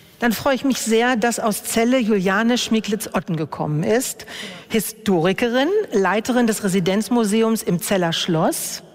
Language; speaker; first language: German; native; German